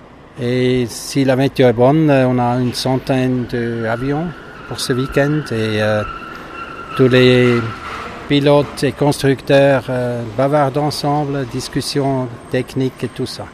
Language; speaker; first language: French; non-native, fluent; German